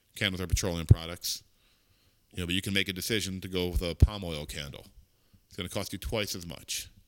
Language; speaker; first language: English; native; English